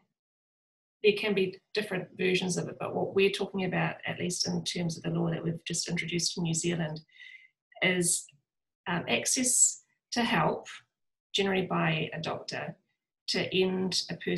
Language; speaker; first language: English; native; English